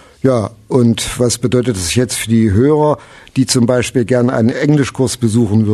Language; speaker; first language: German; native; German